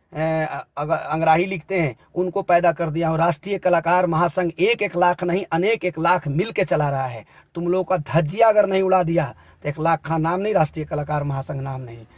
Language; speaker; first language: Hindi; native; Hindi